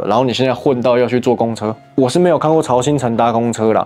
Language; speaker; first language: Chinese; native; Chinese